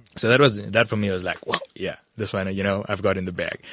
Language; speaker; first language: English; native; English